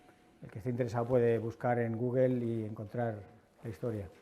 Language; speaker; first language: Spanish; native; Spanish